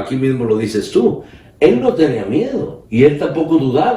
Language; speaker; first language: Spanish; native; Spanish